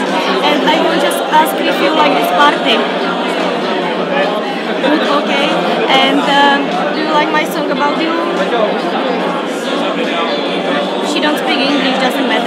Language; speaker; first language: English; non-native, learner; Czech